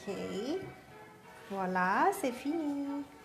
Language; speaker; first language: French; non-native, learner; Thai